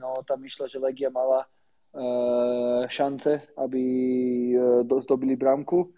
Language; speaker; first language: Polish; non-native, learner; Slovak